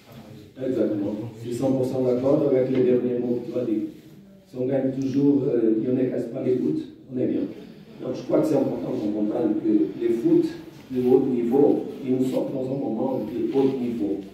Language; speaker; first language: French; non-native, fluent; Portuguese